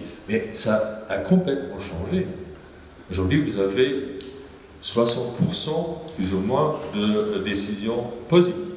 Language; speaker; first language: French; native; French